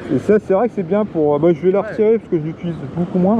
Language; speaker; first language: French; native; French